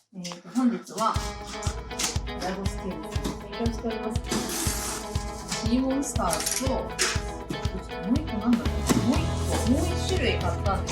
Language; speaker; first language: Japanese; native; Japanese